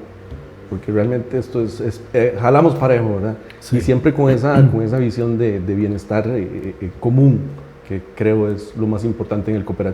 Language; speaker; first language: Spanish; native; Spanish